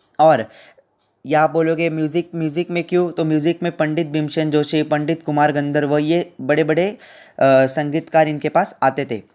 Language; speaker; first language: Hindi; non-native, local second language; Marathi